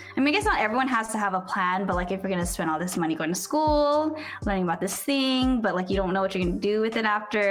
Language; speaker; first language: English; native; English